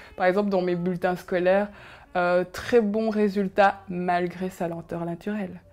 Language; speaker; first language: French; early bilingual, other home language; Kinyarwanda